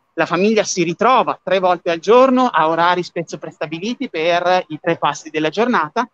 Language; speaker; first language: Italian; native; Italian